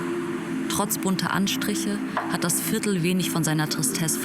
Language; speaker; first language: German; native; German